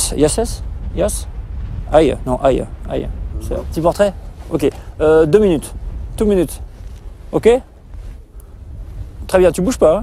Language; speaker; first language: French; native; French